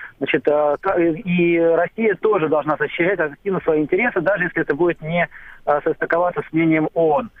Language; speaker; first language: Russian; native; Russian